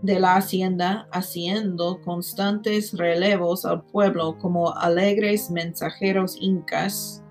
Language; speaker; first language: Spanish; non-native, fluent; English